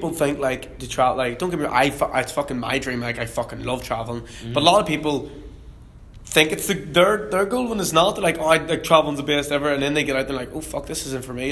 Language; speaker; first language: English; native; English